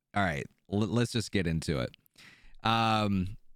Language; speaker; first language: English; native; English